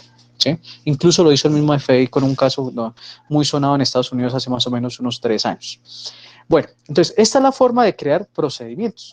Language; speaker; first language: Spanish; native; Spanish